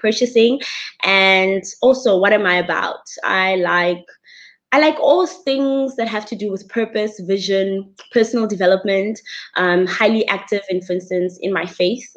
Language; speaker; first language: English; non-native, local second language; Tswana